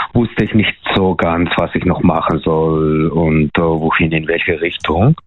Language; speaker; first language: German; non-native, fluent; Mongolian